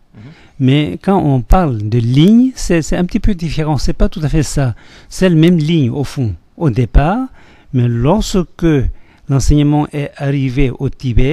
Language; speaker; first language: French; non-native, fluent; Tibetan